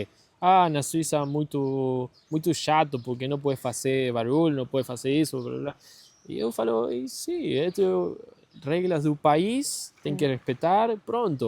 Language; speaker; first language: Portuguese; non-native, learner; Spanish